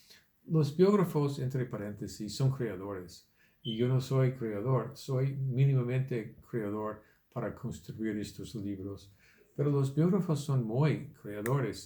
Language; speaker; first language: Spanish; non-native, fluent; English